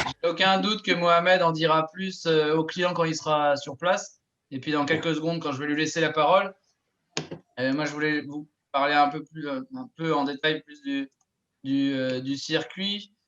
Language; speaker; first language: French; native; French